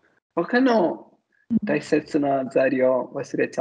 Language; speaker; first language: Japanese; non-native, learner; Italian